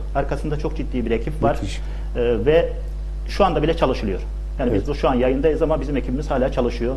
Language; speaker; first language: Turkish; native; Turkish